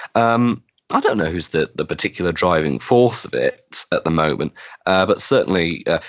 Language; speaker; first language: English; native; English